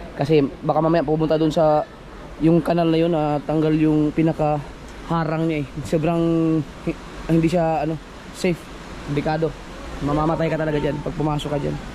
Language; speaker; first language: Filipino; non-native, local second language; Cebuano